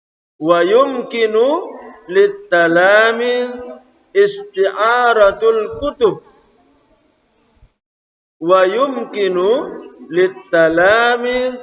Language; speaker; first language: Arabic; non-native, fluent; Indonesian